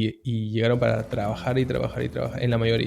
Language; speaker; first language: Spanish; early bilingual, heritage; Spanish